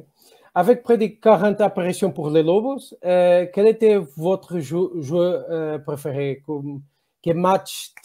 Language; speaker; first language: French; non-native, learner; Portuguese